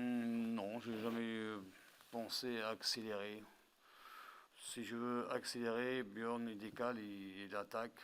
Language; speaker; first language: French; native; French